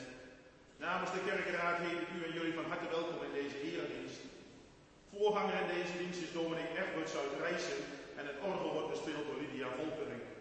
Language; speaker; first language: Dutch; native; Dutch